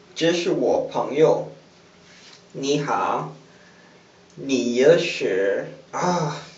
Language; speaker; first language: Chinese; non-native, learner; English